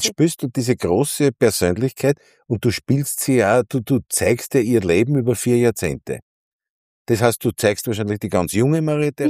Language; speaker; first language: German; native; German